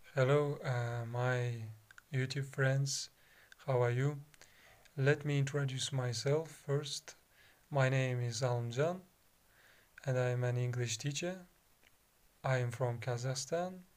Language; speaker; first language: English; non-native, fluent; Kazakh